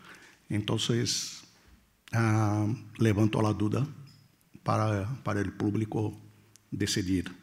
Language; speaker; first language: Spanish; non-native, fluent; Portuguese